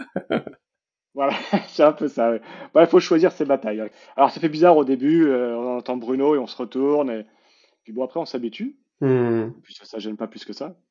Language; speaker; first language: French; native; French